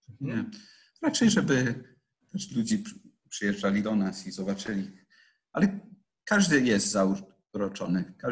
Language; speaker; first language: Polish; non-native, fluent; English